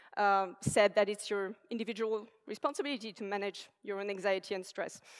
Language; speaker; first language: English; non-native, fluent; French